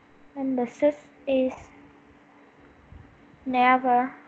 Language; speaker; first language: English; non-native, learner; Vietnamese